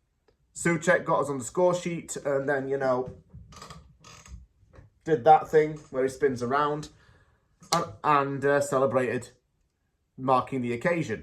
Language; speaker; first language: English; native; English